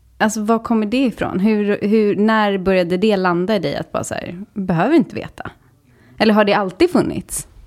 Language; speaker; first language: Swedish; native; Swedish